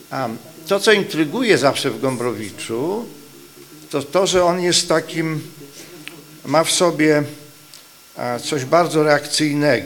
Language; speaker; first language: Polish; native; Polish